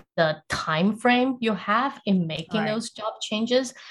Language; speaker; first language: English; early bilingual, other home language; Chinese